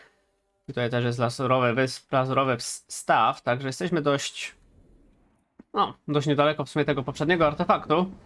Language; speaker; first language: Polish; native; Polish